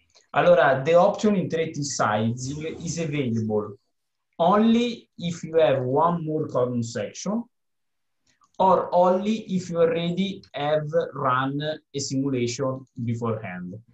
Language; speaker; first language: English; non-native, fluent; Italian